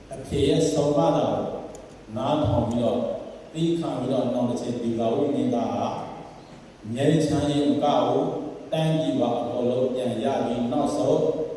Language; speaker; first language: Burmese; non-native, local second language; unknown